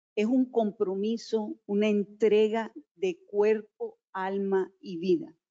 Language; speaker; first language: Spanish; native; Spanish